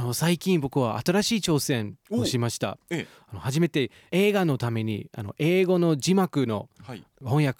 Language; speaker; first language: Japanese; non-native, fluent; English